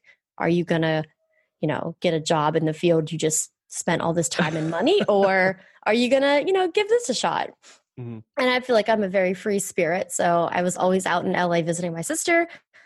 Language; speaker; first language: English; native; English